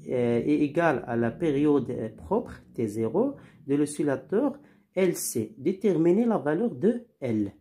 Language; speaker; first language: French; non-native, local second language; Arabic